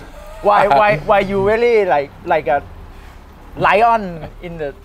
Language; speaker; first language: English; non-native, learner; Thai